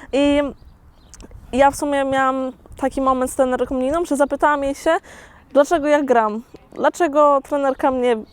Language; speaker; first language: Polish; early bilingual, heritage; Polish